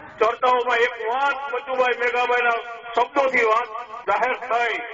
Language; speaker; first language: Gujarati; native; Gujarati